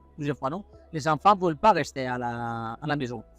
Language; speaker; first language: French; non-native, fluent; Spanish